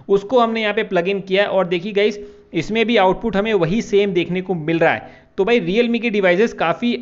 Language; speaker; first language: Hindi; native; Hindi